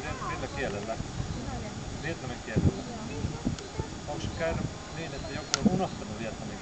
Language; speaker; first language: Finnish; early bilingual, other home language; Vietnamese